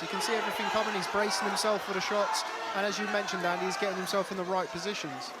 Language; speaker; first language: English; native; English